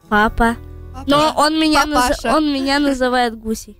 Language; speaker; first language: Russian; early bilingual, heritage; Russian